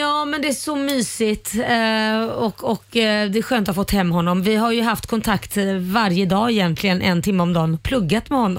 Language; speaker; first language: Swedish; native; Swedish